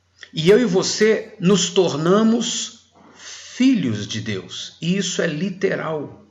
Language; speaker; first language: Portuguese; native; Portuguese